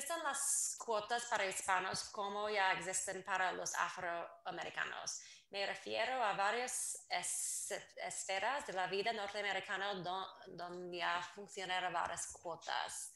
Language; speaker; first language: Spanish; non-native, fluent; English